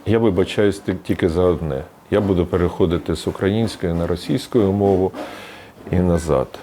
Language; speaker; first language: Ukrainian; non-native, local second language; Russian